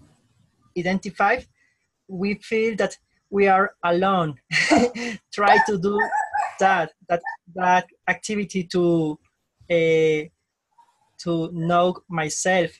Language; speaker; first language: English; non-native, learner; Spanish